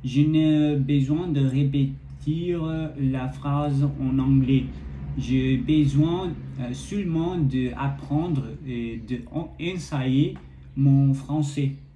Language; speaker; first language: French; non-native, learner; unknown